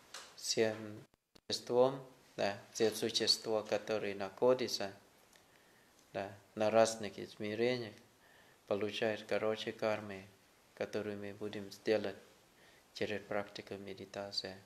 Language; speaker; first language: Russian; non-native, learner; Thai